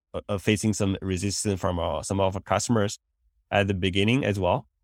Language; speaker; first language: English; non-native, fluent; Chinese